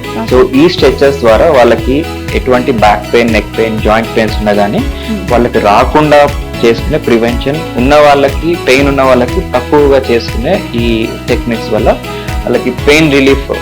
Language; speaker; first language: Telugu; native; Telugu